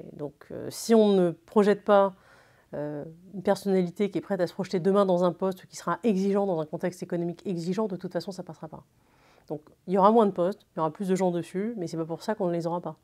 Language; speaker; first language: French; native; French